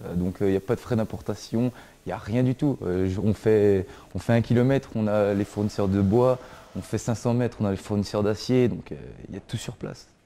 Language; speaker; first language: French; native; French